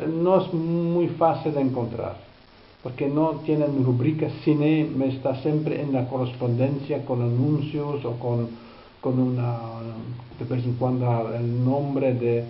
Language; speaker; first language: Spanish; non-native, fluent; Dutch